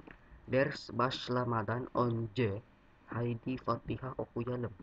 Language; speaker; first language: Turkish; non-native, learner; Indonesian